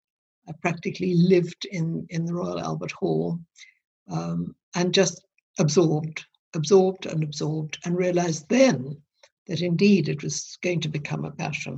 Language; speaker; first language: English; native; English